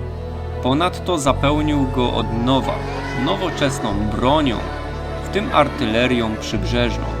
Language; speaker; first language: Polish; native; Polish